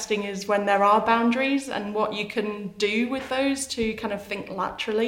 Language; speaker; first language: English; native; English